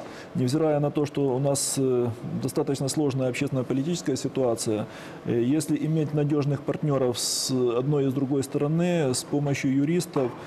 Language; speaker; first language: Russian; native; Russian